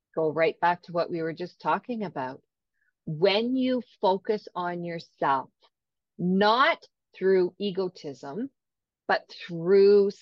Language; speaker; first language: English; native; English